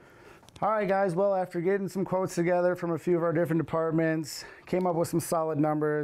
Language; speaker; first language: English; native; English